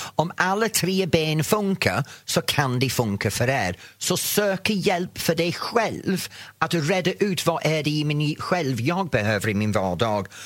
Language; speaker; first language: Swedish; non-native, fluent; English